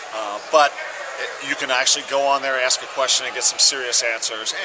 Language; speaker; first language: English; native; English